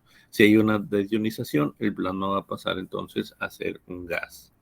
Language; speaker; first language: Spanish; native; Spanish